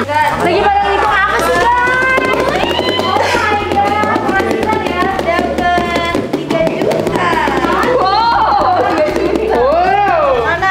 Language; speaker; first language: Indonesian; native; Indonesian